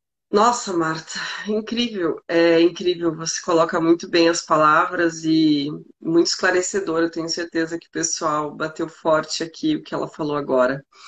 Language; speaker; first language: Portuguese; native; Portuguese